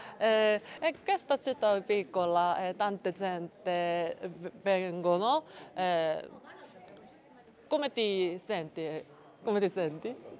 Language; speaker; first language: Italian; non-native, learner; Korean